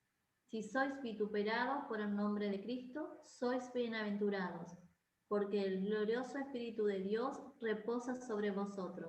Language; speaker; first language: Spanish; native; Spanish